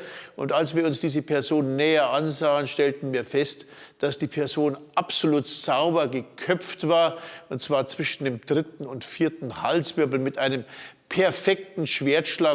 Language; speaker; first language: German; native; German